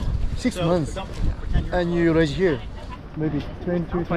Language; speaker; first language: English; non-native, learner; Korean